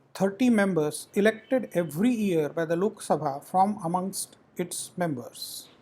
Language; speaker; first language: English; non-native, local second language; Marathi